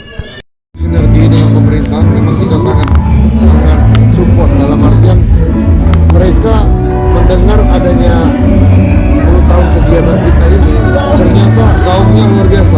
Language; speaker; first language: Indonesian; native; Indonesian